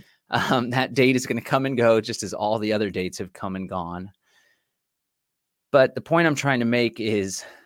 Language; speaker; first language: English; native; English